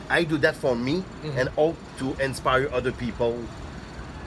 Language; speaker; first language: English; non-native, learner; French